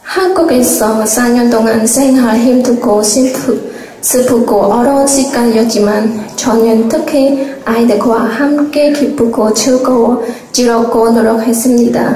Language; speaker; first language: Korean; non-native, learner; Khmer